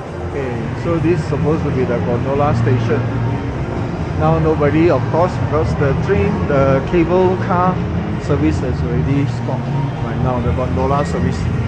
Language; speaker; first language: English; non-native, local second language; Chinese